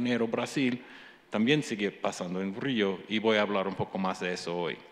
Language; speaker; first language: Spanish; non-native, fluent; English